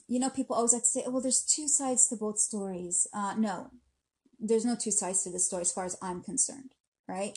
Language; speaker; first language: English; native; English